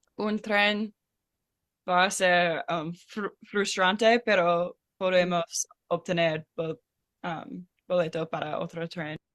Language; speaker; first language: Spanish; non-native, fluent; English